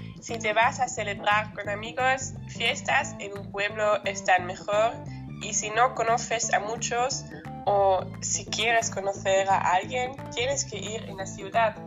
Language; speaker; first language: Spanish; non-native, learner; German